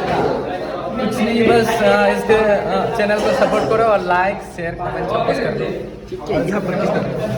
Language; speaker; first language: Hindi; non-native, local second language; Kok Borok